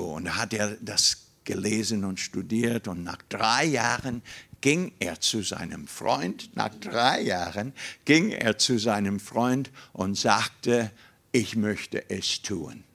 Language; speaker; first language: German; non-native, fluent; English